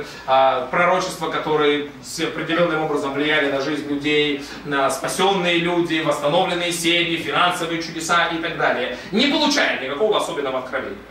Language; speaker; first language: Russian; native; Russian